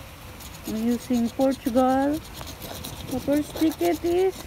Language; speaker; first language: English; non-native, local second language; Filipino